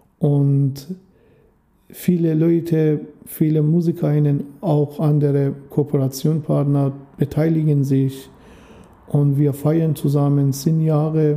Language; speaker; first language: German; non-native, learner; Persian